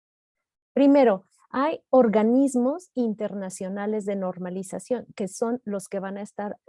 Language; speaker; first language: Spanish; native; Spanish